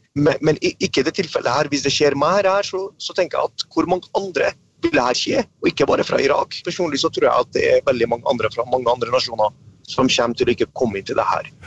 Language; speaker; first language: Norwegian; early bilingual, other home language; Arabic